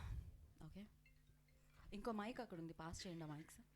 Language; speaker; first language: Telugu; native; Telugu